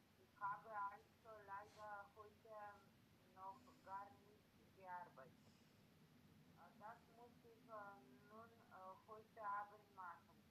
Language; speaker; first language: German; non-native, learner; Macedonian